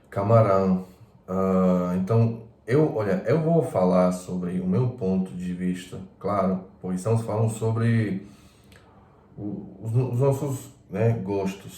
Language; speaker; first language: Portuguese; non-native, fluent; Croatian